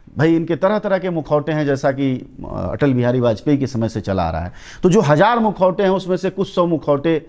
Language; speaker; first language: Hindi; native; Hindi